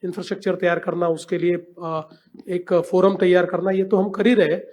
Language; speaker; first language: Hindi; non-native, local second language; Marathi